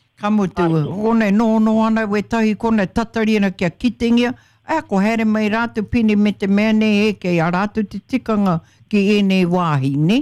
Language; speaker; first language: Māori; native; Māori